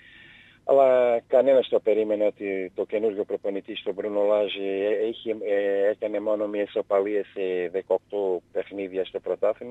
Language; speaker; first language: Greek; non-native, learner; Portuguese